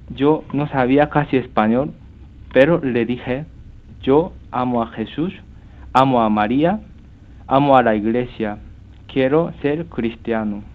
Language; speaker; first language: Spanish; non-native, fluent; Japanese